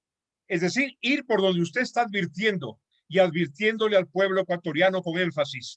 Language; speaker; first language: Spanish; native; Spanish